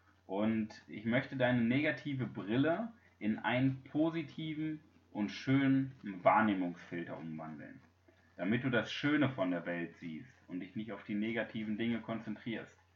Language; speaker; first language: German; native; German